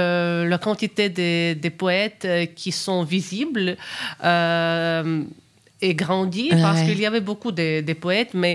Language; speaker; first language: French; non-native, fluent; Ukrainian